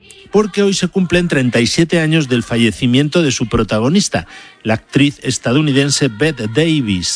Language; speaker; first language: Spanish; native; Spanish